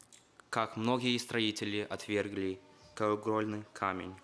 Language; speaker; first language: Russian; early bilingual, heritage; Russian